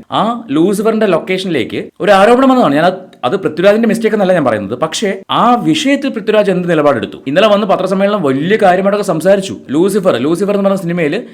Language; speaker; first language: Malayalam; native; Malayalam